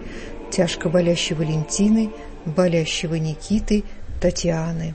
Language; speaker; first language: Russian; native; Russian